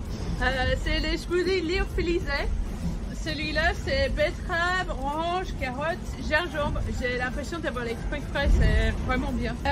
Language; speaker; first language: French; non-native, fluent; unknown